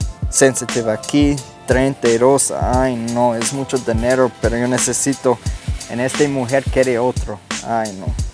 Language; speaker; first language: Spanish; non-native, learner; English